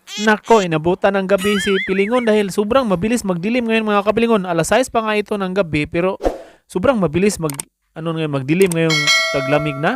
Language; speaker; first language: Filipino; non-native, local second language; Cebuano